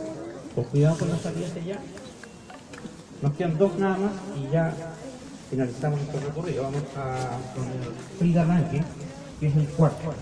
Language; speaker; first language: Spanish; native; Spanish